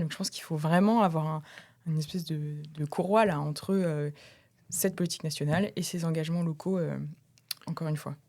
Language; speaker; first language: French; native; French